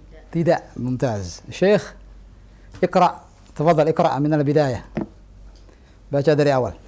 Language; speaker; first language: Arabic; non-native, fluent; Indonesian